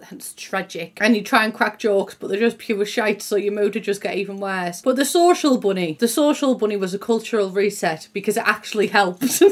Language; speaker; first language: English; native; English